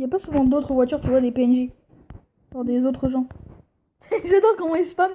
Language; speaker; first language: French; native; French